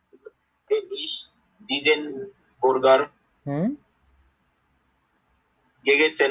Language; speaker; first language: German; non-native, learner; Bangla